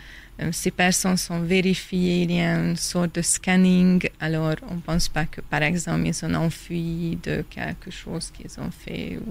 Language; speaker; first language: French; non-native, fluent; Hungarian